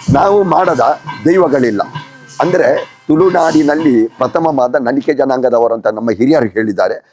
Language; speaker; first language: Kannada; non-native, local second language; Tulu